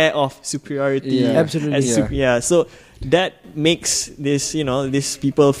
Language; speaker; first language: English; non-native, local second language; Malay